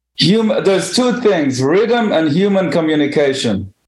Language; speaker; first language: English; non-native, fluent; Hebrew